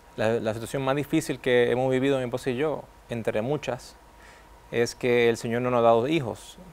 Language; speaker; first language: Spanish; early bilingual, heritage; Spanish